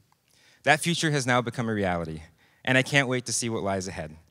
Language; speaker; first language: English; native; English